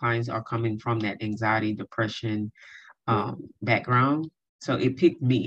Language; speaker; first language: English; native; English